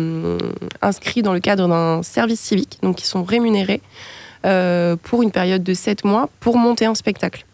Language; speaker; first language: French; native; French